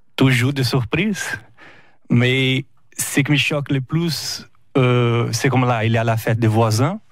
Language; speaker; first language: French; non-native, fluent; Portuguese